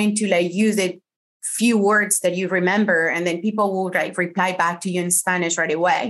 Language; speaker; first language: English; non-native, fluent; Spanish